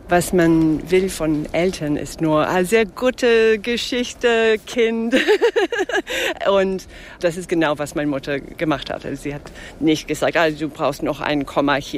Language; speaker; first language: German; non-native, fluent; English